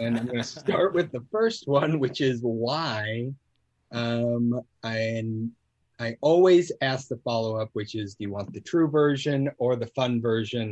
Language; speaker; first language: English; native; English